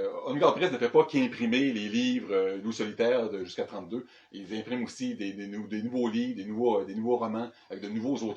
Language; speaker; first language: French; native; French